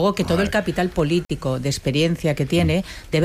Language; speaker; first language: Spanish; native; Spanish